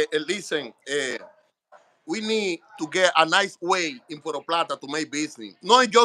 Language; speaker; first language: English; non-native, learner; Spanish